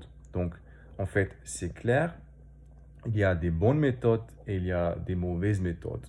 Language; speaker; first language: French; non-native, fluent; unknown